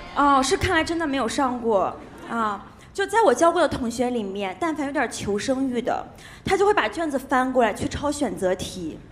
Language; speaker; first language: Chinese; native; Chinese